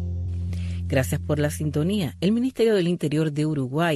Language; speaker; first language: Spanish; native; Spanish